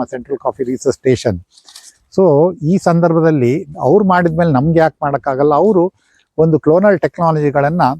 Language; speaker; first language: Kannada; native; Kannada